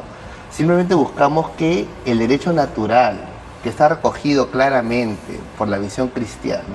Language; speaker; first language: Spanish; native; Spanish